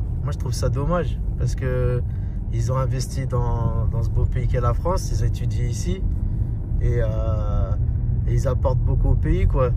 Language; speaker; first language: French; early bilingual, other home language; Arabic